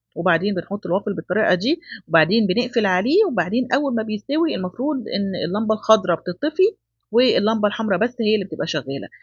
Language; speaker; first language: Egyptian Arabic; native; Egyptian Arabic